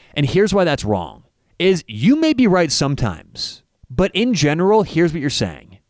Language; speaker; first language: English; native; English